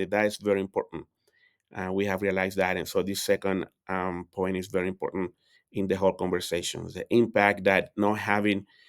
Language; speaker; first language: English; non-native, fluent; Spanish